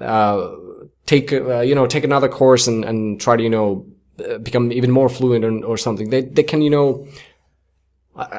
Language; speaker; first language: English; non-native, fluent; Finnish